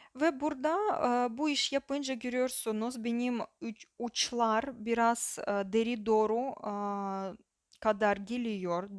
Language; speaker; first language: Turkish; non-native, learner; Russian